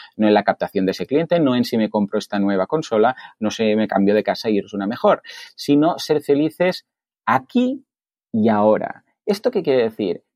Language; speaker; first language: Spanish; native; Spanish